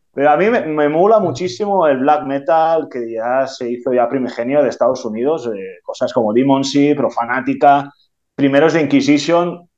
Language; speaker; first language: Spanish; non-native, local second language; Catalan